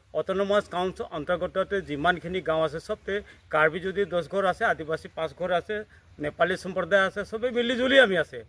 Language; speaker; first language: Assamese; non-native, local second language; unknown